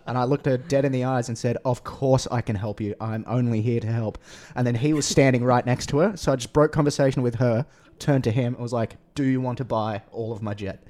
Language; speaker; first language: English; native; English